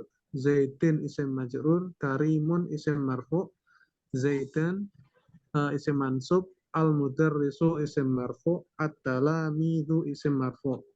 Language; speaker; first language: Arabic; non-native, learner; Indonesian